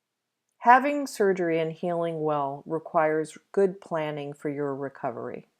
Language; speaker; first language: English; native; English